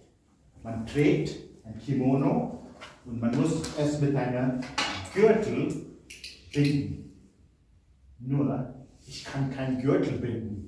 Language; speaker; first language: German; non-native, fluent; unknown